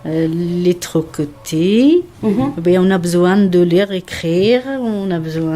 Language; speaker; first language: French; non-native, learner; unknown